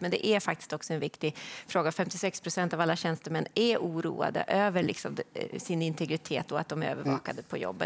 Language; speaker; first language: Swedish; native; Swedish